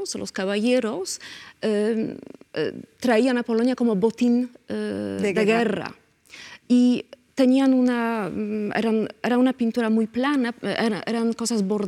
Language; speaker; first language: Spanish; non-native, fluent; Polish